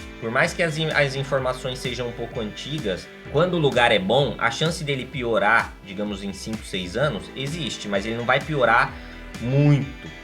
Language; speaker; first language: Portuguese; native; Portuguese